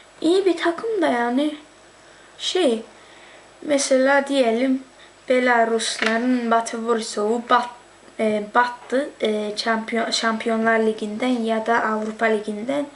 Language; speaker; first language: Turkish; early bilingual, heritage; Turkish